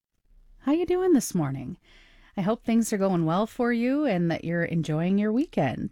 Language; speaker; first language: English; native; English